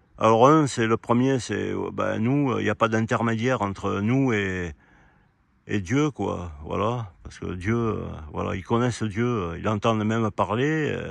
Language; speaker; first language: French; native; French